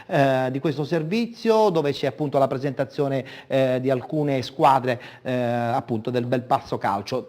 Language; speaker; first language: Italian; native; Italian